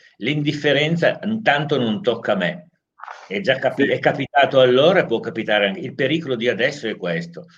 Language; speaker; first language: Italian; native; Italian